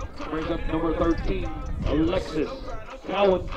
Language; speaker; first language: English; native; English